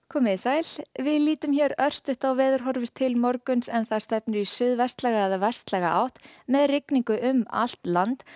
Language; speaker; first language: Icelandic; native; Icelandic